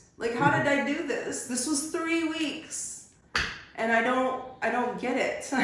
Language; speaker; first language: English; native; English